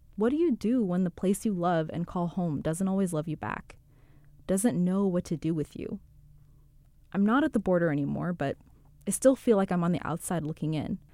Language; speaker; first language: English; early bilingual, other home language; Rundi